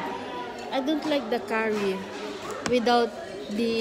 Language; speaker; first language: English; non-native, fluent; Filipino